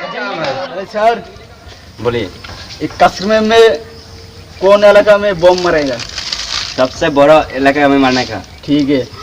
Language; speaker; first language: Hindi; non-native, local second language; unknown